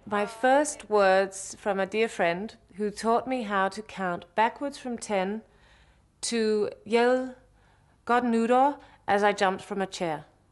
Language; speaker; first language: English; native; English